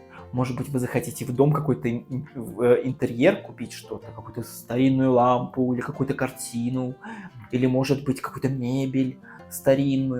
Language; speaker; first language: Russian; native; Russian